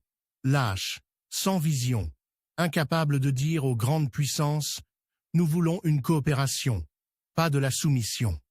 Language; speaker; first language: French; non-native, local second language; Haitian Creole